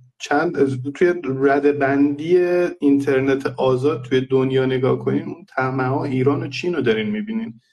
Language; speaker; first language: Persian; native; Persian